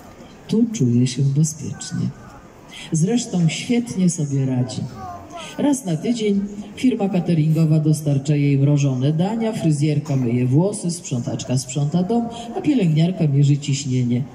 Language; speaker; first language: Polish; native; Polish